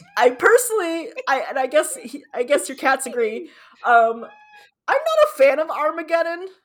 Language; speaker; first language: English; native; English